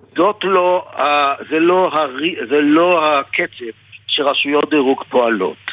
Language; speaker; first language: Hebrew; native; Hebrew